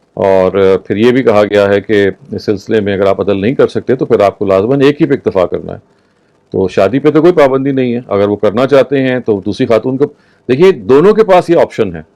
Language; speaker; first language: Urdu; native; Urdu